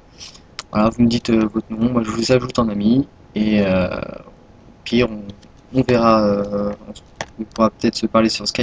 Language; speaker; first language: French; native; French